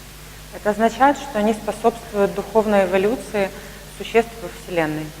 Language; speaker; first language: Russian; native; Russian